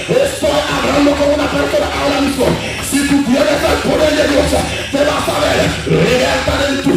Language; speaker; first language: Spanish; non-native, learner; Haitian Creole